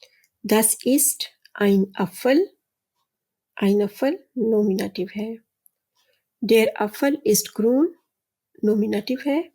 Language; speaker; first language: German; non-native, fluent; Urdu